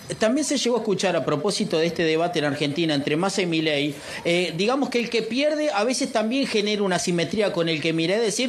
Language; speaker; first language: Spanish; native; Spanish